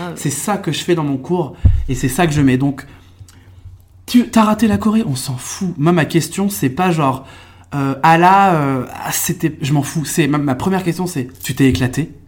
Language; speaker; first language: French; native; French